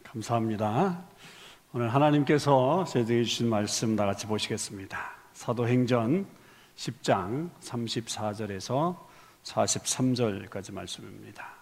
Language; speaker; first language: Korean; native; Korean